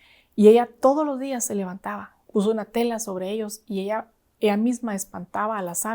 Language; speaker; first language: Spanish; native; Spanish